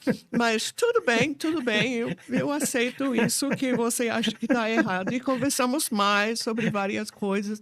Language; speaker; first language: Portuguese; non-native, fluent; English